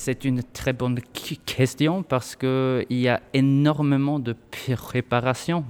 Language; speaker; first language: French; non-native, fluent; Swedish